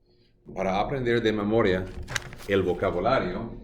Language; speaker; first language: Spanish; non-native, fluent; English